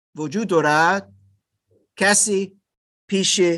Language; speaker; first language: Persian; non-native, learner; German